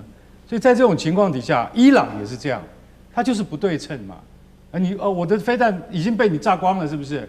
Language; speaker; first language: Chinese; native; Chinese